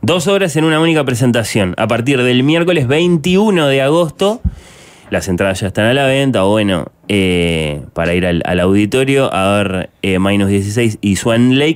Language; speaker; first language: Spanish; native; Spanish